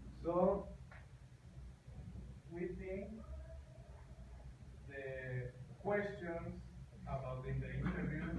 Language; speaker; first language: English; non-native, learner; Spanish